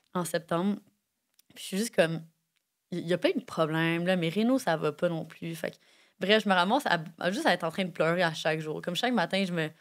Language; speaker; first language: French; native; French